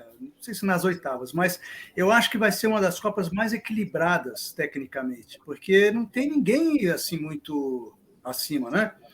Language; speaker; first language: Portuguese; native; Portuguese